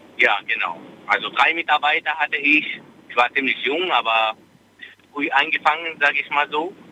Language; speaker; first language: German; non-native, fluent; Arabic